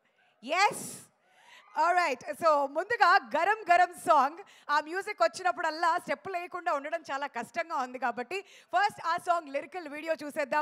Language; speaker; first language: Telugu; native; Telugu